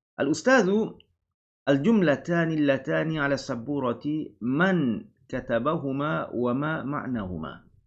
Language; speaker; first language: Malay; native; Malay